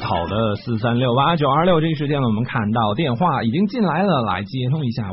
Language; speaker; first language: Chinese; native; Chinese